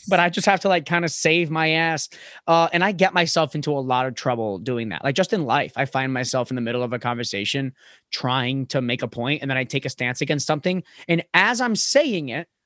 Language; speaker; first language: English; native; English